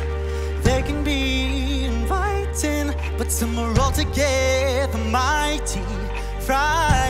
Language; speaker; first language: English; native; English